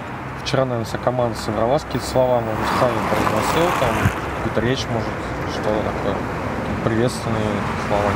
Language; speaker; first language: Russian; native; Russian